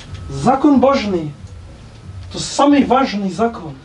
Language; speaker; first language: Russian; non-native, learner; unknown